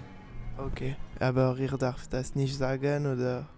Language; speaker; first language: German; non-native, learner; French